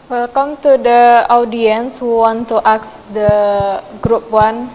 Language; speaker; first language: English; non-native, learner; Indonesian